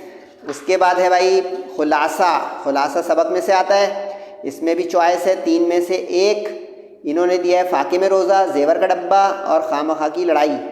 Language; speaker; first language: Urdu; native; Urdu